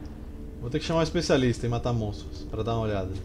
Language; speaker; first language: Portuguese; native; Portuguese